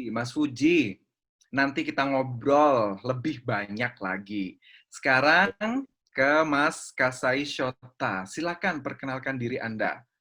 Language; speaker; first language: Indonesian; native; Indonesian